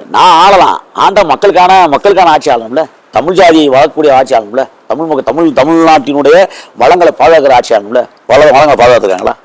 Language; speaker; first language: Tamil; native; Tamil